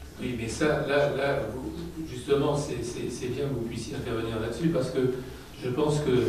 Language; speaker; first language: French; native; French